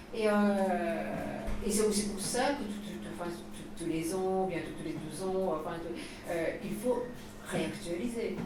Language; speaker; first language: French; non-native, fluent; Japanese